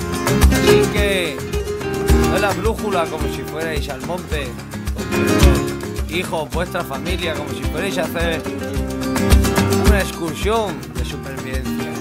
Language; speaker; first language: Spanish; native; Spanish